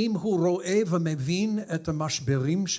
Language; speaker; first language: Hebrew; non-native, fluent; English